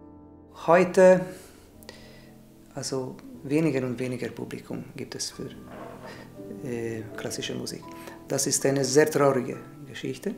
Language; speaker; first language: German; non-native, learner; Hungarian